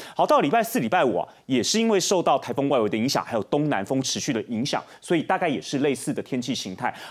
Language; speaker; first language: Chinese; native; Chinese